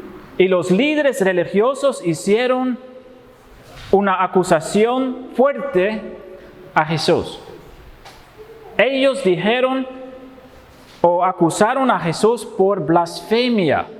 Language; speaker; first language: Spanish; non-native, fluent; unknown